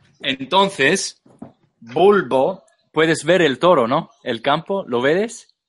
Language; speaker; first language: Spanish; non-native, fluent; English